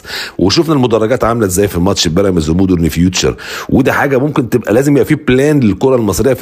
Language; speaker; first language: Arabic; native; Arabic